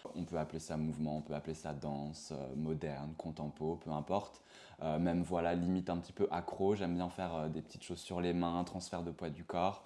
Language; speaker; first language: French; native; French